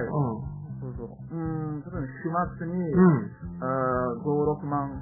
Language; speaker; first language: Japanese; non-native, learner; Italian